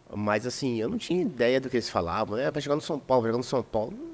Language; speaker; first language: Portuguese; native; Portuguese